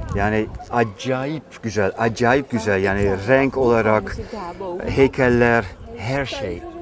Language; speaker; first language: Turkish; non-native, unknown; Dutch